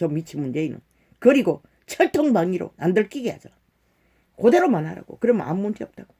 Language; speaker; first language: Korean; native; Korean